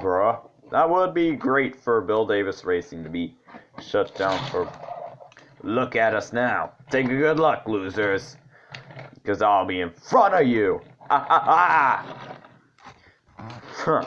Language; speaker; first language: English; native; English